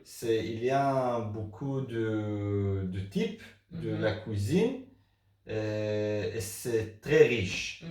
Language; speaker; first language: French; non-native, learner; Hebrew